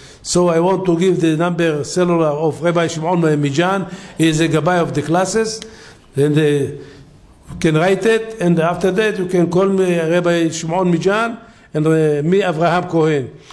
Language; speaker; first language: English; non-native, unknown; Hebrew